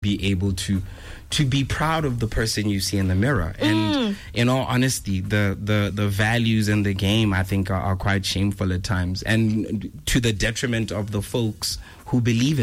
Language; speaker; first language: English; non-native, local second language; Tswana